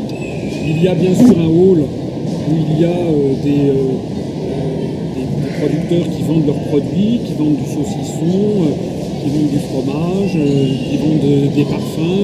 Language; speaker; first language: French; native; French